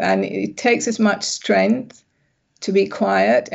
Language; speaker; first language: English; native; English